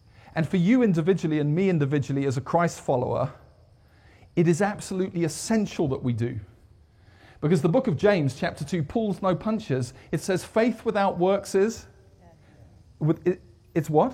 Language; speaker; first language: English; native; English